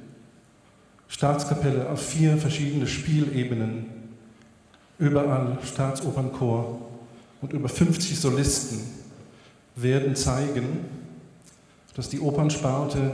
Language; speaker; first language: German; non-native, fluent; Hebrew